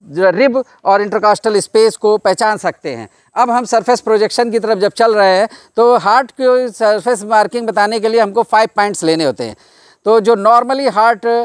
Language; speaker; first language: Hindi; native; Hindi